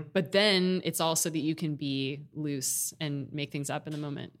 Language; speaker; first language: English; native; English